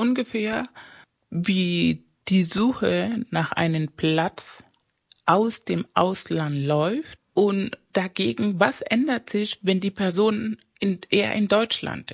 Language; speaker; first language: German; non-native, fluent; Spanish